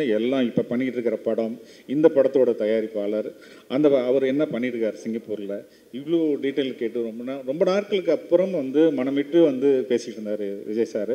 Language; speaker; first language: Tamil; native; Tamil